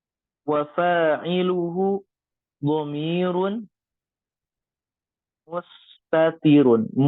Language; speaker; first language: Arabic; non-native, fluent; Indonesian